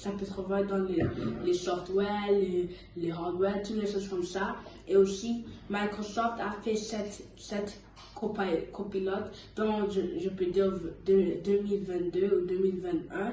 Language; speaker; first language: French; early bilingual, heritage; French